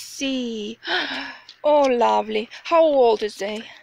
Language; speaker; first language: English; non-native, learner; Russian